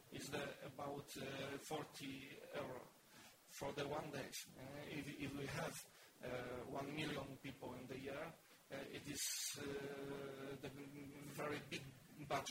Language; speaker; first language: English; non-native, learner; Polish